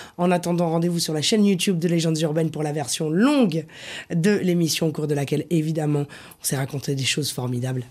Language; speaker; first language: French; native; French